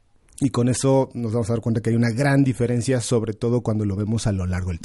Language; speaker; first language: Spanish; native; Spanish